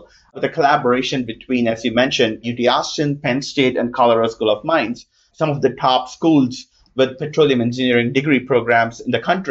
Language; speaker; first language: English; non-native, local second language; Tamil